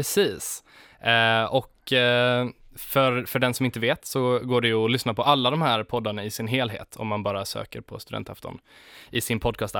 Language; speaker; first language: Swedish; native; Swedish